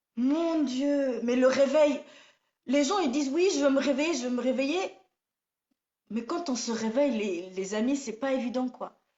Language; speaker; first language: French; non-native, local second language; Somali